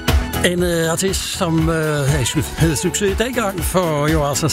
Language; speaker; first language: Danish; native; Danish